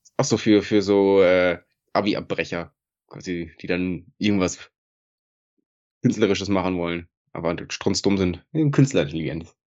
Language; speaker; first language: German; native; German